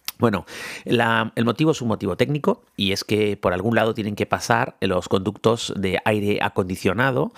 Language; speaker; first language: Spanish; native; Spanish